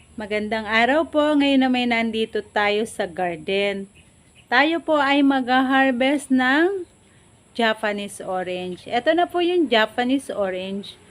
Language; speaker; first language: Filipino; native; Filipino